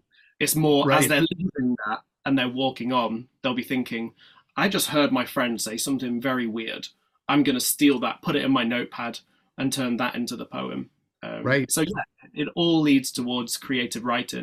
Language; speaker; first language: English; native; English